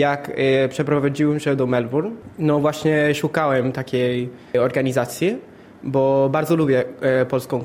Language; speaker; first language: Polish; non-native, learner; English